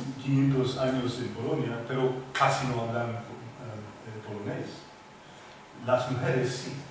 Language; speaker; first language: Spanish; non-native, fluent; English